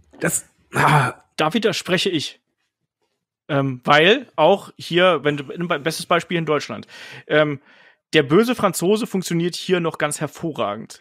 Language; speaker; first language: German; native; German